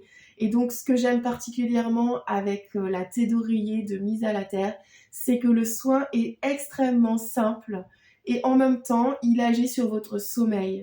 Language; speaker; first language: French; native; French